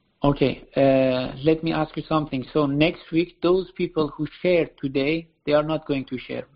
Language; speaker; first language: English; non-native, fluent; Persian